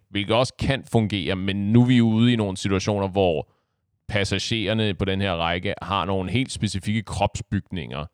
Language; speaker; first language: Danish; native; Danish